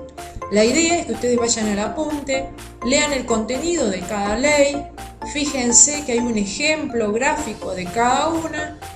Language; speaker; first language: Spanish; native; Spanish